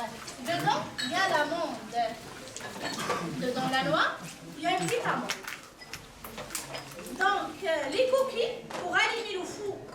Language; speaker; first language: French; non-native, local second language; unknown